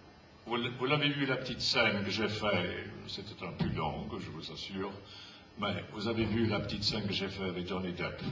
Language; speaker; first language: French; non-native, fluent; English